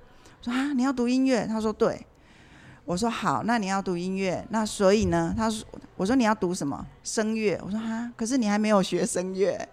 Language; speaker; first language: Chinese; native; Chinese